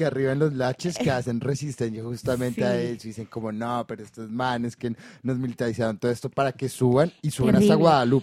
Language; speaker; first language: Spanish; native; Spanish